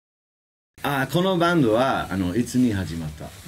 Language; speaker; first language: Japanese; non-native, fluent; English